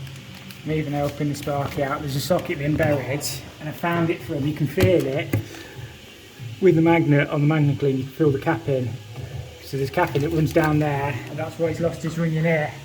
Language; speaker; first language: English; native; English